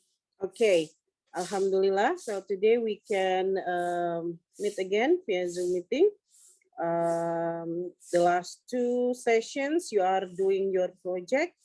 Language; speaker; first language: English; non-native, local second language; Indonesian